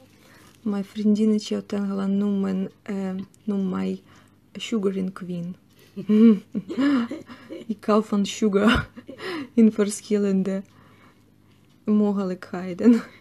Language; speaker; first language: Dutch; non-native, learner; Russian